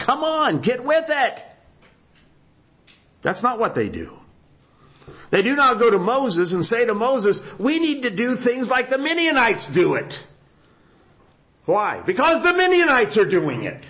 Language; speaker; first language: English; native; English